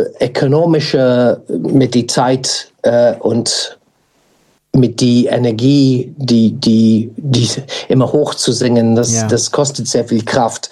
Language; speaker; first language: German; non-native, fluent; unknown